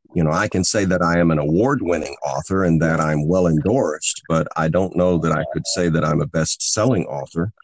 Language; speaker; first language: English; native; English